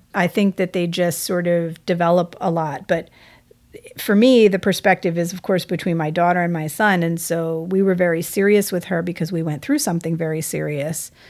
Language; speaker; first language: English; native; English